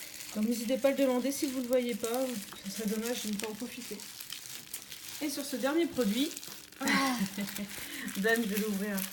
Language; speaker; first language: French; native; French